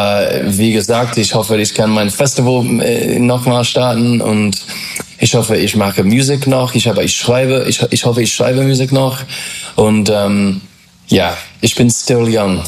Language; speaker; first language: German; non-native, learner; English